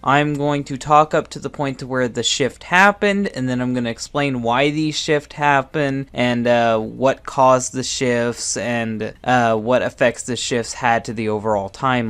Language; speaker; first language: English; native; English